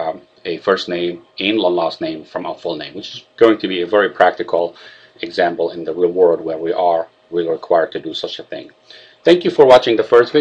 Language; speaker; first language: English; non-native, fluent; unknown